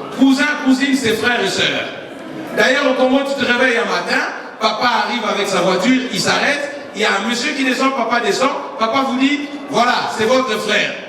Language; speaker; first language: French; non-native, local second language; Lingala